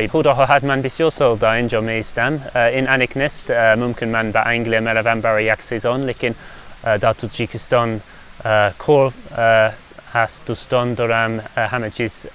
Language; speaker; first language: Persian; non-native, learner; English